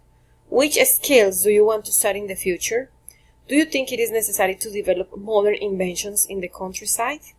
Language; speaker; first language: English; non-native, fluent; Spanish